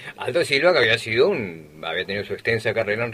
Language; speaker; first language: Spanish; native; Spanish